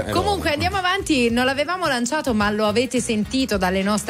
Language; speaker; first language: Italian; native; Italian